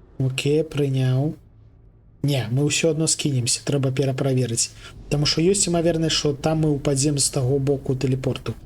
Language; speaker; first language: Belarusian; native; Belarusian